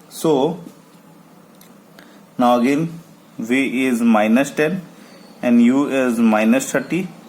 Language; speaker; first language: English; non-native, local second language; Hindi